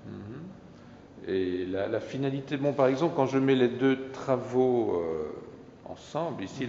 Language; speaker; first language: French; native; French